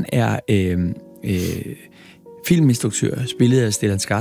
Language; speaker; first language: Danish; native; Danish